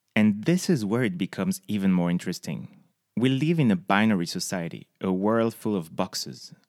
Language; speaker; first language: English; non-native, fluent; French